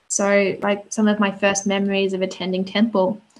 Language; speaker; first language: English; native; English